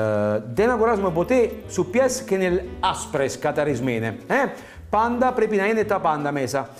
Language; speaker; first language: Greek; non-native, learner; Italian